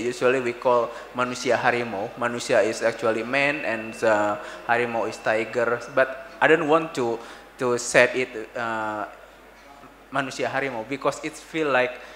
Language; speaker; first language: English; non-native, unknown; Sundanese